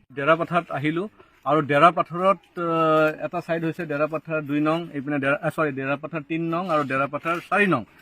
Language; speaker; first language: Assamese; non-native, local second language; Bangla